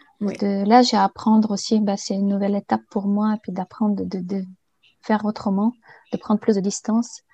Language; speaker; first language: French; non-native, fluent; Bulgarian